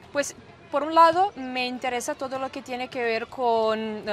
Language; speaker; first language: Spanish; non-native, fluent; Serbian